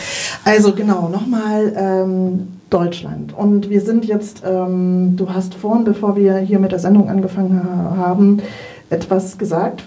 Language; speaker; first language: German; native; German